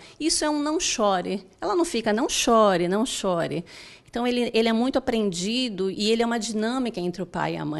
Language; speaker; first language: Portuguese; native; Portuguese